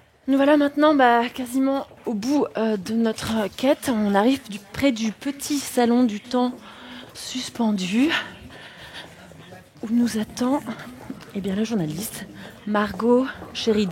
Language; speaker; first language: French; native; French